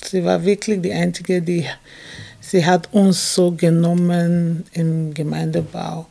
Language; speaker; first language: German; non-native, fluent; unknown